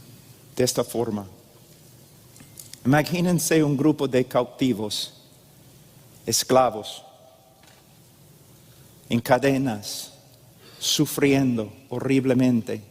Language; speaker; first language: Spanish; non-native, fluent; English